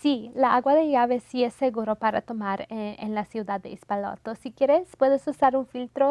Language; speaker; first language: Spanish; non-native, fluent; English